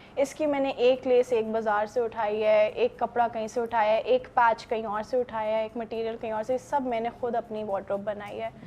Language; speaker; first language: Urdu; native; Urdu